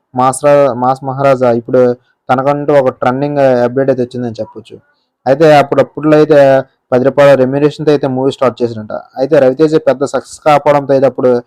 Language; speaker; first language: Telugu; native; Telugu